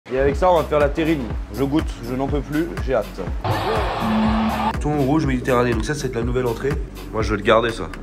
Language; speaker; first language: French; native; French